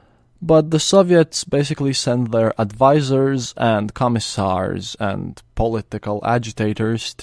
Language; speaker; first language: English; non-native, fluent; Latvian